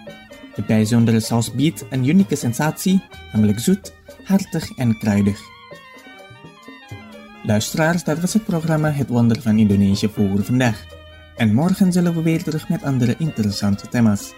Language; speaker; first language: Dutch; non-native, fluent; Indonesian